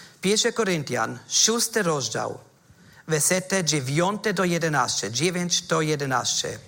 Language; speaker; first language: Polish; non-native, fluent; German